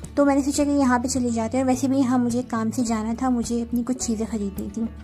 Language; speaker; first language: Urdu; native; Urdu